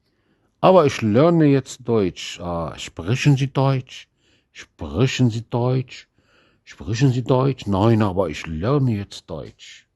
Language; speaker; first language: German; non-native, fluent; Arabic